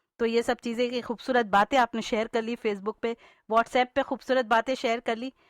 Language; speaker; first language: Urdu; native; Urdu